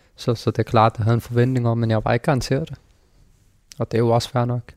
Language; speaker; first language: Danish; early bilingual, other home language; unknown